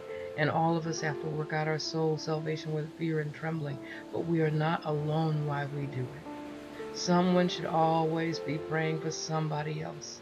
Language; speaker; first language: English; native; English